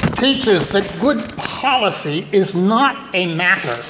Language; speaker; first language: English; native; English